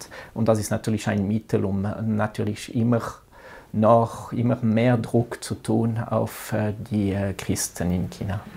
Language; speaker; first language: German; non-native, local second language; French